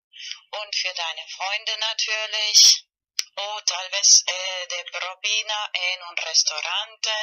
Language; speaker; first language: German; non-native, fluent; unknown